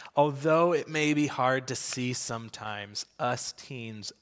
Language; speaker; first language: English; native; English